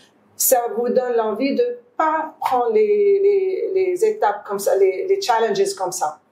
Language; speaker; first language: French; non-native, fluent; Arabic